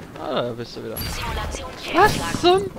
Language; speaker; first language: German; native; German